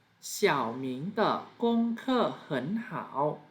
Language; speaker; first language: Chinese; non-native, fluent; Thai